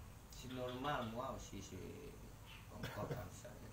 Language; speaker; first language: French; non-native, learner; Indonesian